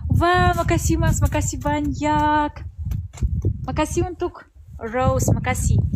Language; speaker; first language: Indonesian; non-native, learner; Russian